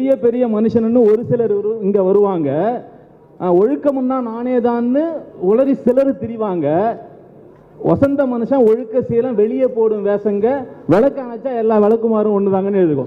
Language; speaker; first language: Tamil; native; Tamil